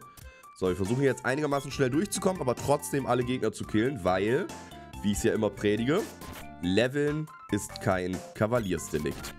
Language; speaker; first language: German; native; German